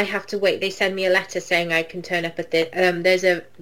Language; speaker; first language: English; native; English